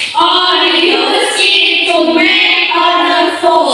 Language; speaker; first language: English; non-native, learner; Indonesian